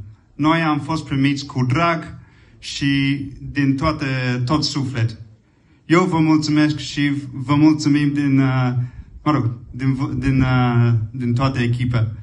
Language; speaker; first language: Romanian; non-native, fluent; English